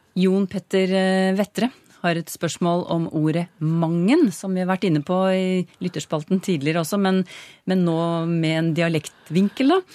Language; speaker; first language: Norwegian; native; Norwegian